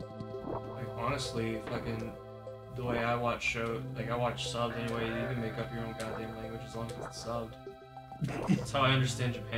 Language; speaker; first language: English; native; English